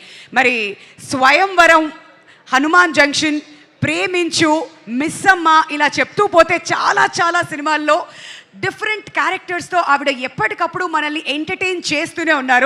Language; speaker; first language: Telugu; native; Telugu